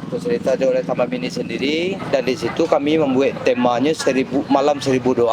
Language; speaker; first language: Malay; non-native, local second language; Minangkabau